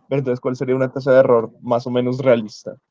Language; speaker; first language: Spanish; native; Spanish